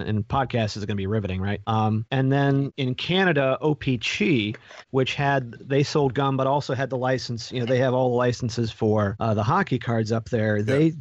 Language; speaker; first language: English; native; English